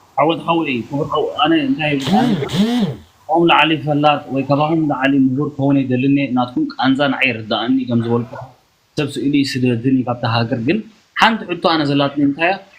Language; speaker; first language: Tigrinya; early bilingual, heritage; Tigrinya